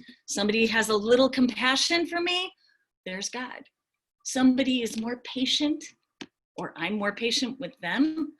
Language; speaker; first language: English; native; English